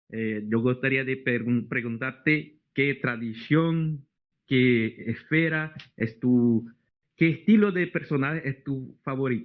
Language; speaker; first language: Spanish; non-native, fluent; Portuguese